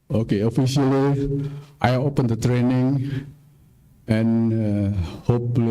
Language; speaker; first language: English; non-native, fluent; Indonesian